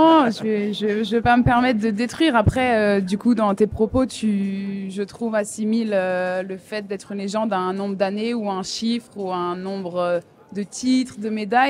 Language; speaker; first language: French; native; French